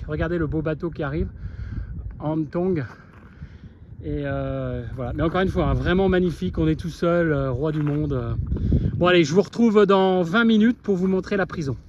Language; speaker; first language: French; native; French